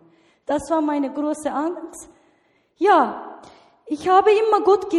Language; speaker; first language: German; non-native, learner; Turkish